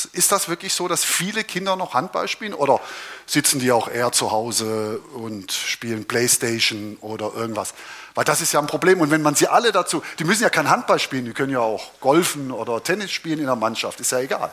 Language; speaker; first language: German; native; German